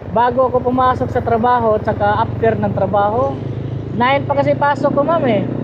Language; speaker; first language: Filipino; native; Filipino